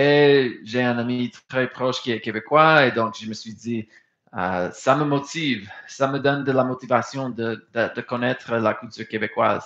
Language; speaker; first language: French; non-native, fluent; English